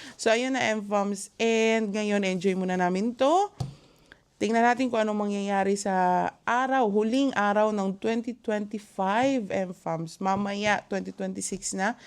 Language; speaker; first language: Filipino; native; Filipino